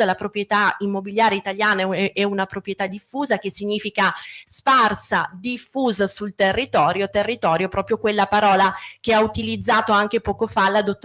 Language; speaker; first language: Italian; native; Italian